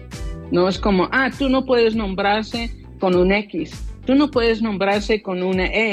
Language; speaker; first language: Spanish; non-native, fluent; English